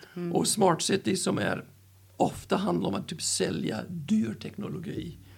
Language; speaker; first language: Swedish; non-native, fluent; English